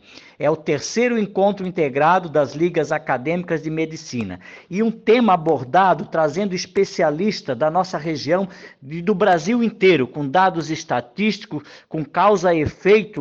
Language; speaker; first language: Portuguese; native; Portuguese